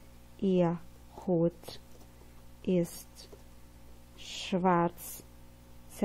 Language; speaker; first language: German; non-native, fluent; Portuguese